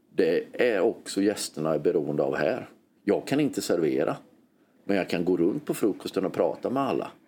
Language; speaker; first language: Swedish; native; Swedish